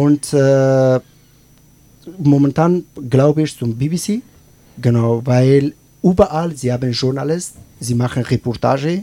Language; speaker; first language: German; non-native, learner; Persian